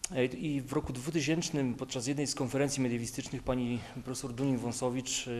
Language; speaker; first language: Polish; native; Polish